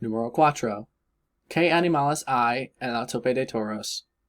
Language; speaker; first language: Spanish; non-native, learner; English